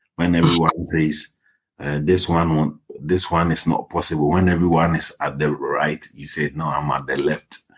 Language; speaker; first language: English; non-native, local second language; Akan